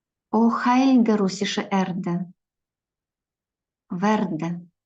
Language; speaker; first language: German; non-native, fluent; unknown